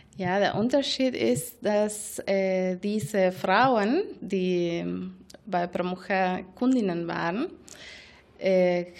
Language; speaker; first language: German; non-native, fluent; Spanish